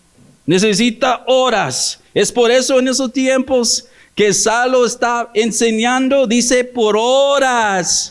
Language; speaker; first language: Spanish; early bilingual, heritage; English